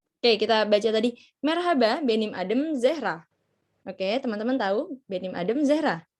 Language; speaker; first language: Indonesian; native; Indonesian